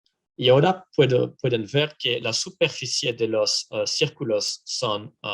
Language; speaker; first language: Spanish; non-native, fluent; French